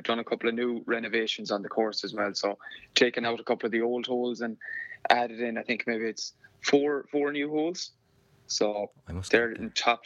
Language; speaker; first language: English; native; English